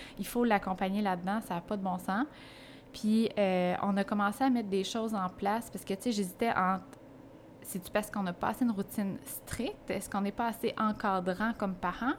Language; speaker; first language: French; native; French